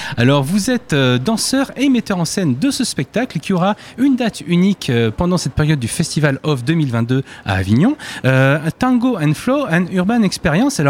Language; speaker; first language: French; native; French